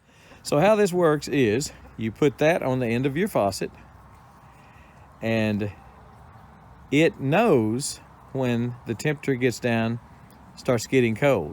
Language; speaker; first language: English; native; English